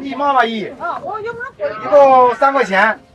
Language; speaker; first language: Chinese; native; Chinese